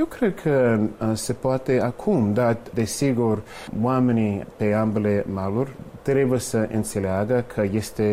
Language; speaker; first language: Romanian; non-native, fluent; English